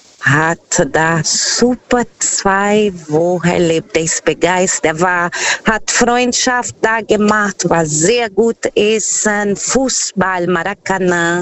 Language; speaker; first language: German; non-native, learner; Portuguese